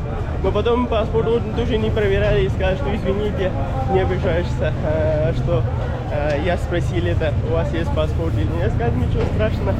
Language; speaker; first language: Russian; non-native, learner; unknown